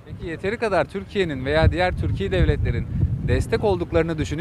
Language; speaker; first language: Turkish; native; Turkish